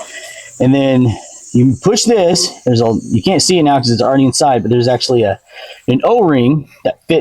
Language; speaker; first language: English; native; English